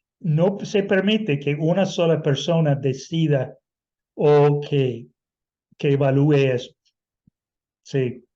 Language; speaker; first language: Spanish; non-native, fluent; English